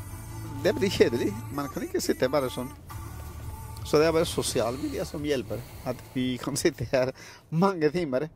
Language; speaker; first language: Norwegian; non-native, learner; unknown